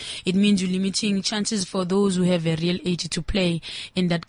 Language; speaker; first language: English; non-native, local second language; Zulu